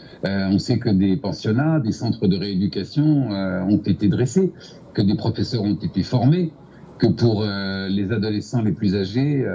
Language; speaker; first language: French; native; French